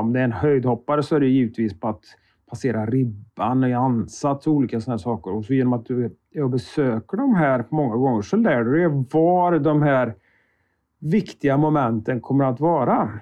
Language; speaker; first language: Swedish; native; Swedish